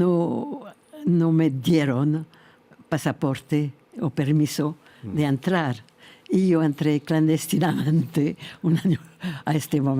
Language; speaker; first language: Spanish; non-native, fluent; French